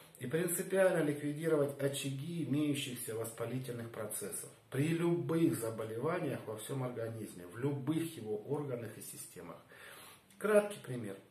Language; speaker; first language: Russian; native; Russian